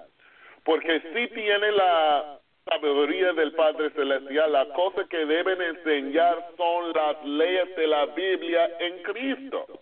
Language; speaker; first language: Spanish; non-native, fluent; English